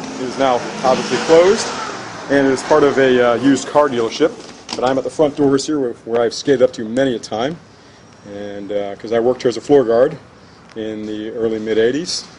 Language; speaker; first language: English; native; English